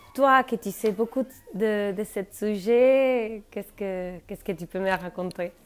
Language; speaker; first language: French; non-native, fluent; Spanish